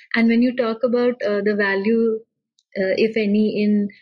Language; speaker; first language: English; non-native, local second language; Marathi